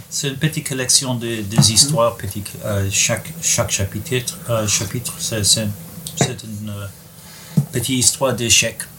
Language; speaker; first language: French; non-native, learner; English